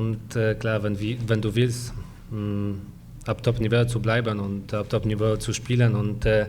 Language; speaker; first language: German; non-native, fluent; Polish